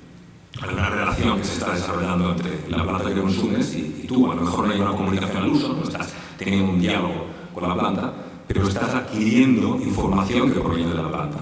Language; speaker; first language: Spanish; native; Spanish